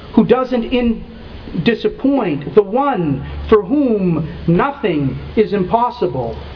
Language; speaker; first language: English; native; English